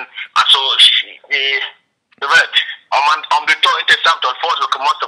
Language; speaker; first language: Swedish; non-native, fluent; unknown